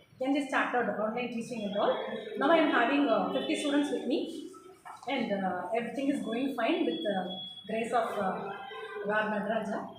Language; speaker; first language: English; non-native, local second language; Telugu